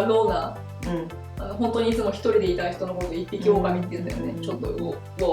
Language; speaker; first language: Japanese; native; Japanese